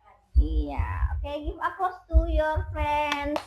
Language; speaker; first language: English; non-native, learner; Indonesian